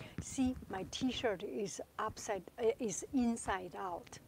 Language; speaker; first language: English; non-native, fluent; Chinese